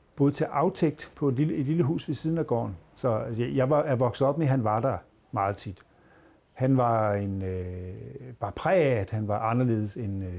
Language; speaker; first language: Danish; native; Danish